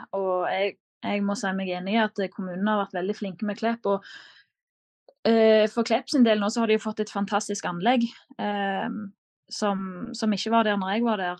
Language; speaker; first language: Norwegian; native; Norwegian